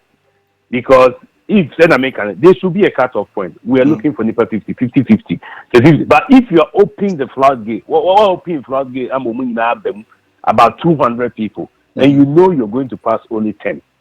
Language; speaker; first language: English; non-native, local second language; Akan